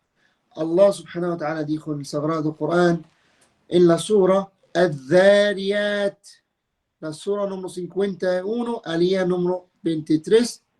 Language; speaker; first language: Spanish; non-native, fluent; Arabic